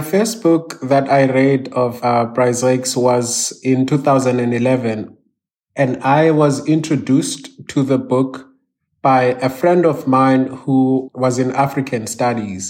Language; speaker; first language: English; non-native, local second language; Xhosa